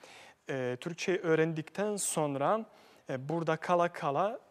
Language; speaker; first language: Turkish; non-native, fluent; Bosnian